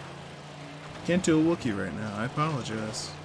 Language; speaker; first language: English; native; English